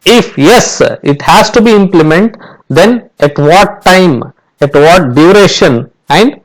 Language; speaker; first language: English; non-native, local second language; Kannada